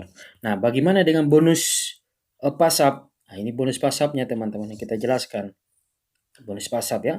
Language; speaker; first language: Indonesian; native; Indonesian